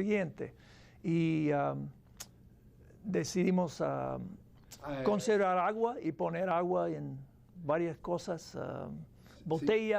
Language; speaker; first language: Spanish; non-native, fluent; English